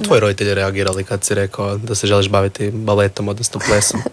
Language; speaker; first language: Serbian; native; Serbian